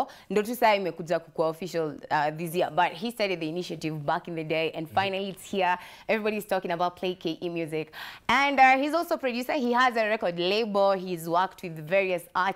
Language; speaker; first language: English; non-native, local second language; Swahili